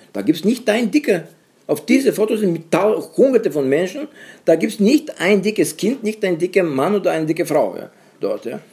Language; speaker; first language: German; non-native, fluent; Bulgarian